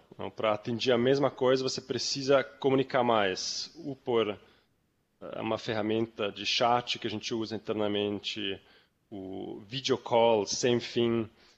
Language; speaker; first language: Portuguese; non-native, fluent; Swiss German